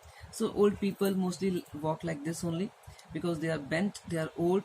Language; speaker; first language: English; non-native, local second language; Hindi